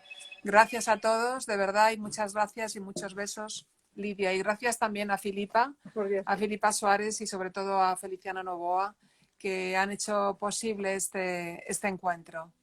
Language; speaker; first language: Spanish; native; Spanish